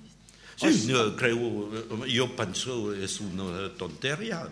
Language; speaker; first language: Spanish; non-native, learner; French